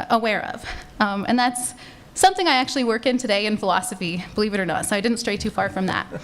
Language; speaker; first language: English; native; English